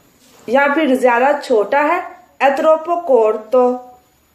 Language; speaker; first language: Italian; non-native, fluent; Urdu